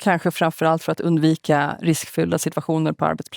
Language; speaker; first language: Swedish; native; Swedish